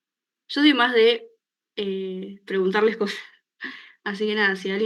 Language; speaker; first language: Spanish; native; Spanish